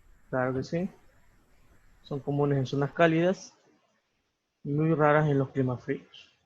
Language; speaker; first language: Spanish; native; Spanish